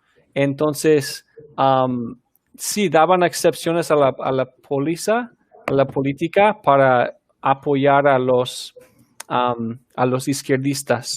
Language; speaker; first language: Spanish; early bilingual, heritage; Spanish